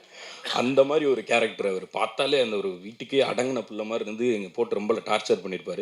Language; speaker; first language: Tamil; native; Tamil